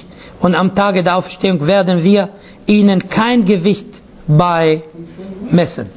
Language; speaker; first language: German; non-native, fluent; Arabic